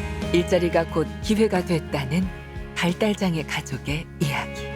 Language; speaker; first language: Korean; native; Korean